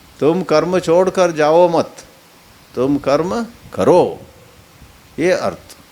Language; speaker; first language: Hindi; non-native, local second language; Kannada